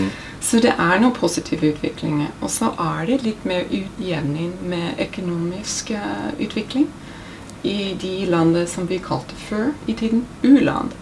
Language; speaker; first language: Norwegian; non-native, fluent; English